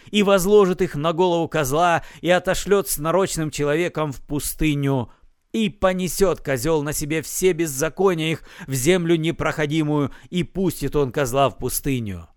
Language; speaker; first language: Russian; native; Russian